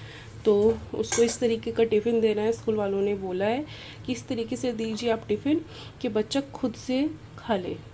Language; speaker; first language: Hindi; native; Hindi